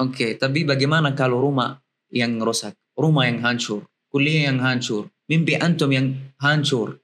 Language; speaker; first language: Indonesian; non-native, learner; Arabic